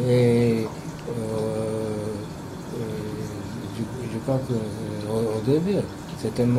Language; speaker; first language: French; non-native, fluent; Japanese